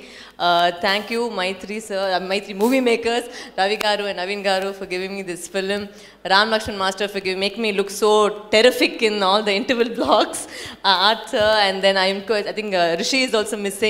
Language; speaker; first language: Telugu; non-native, fluent; Tamil